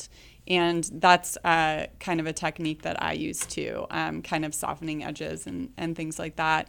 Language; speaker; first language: English; native; English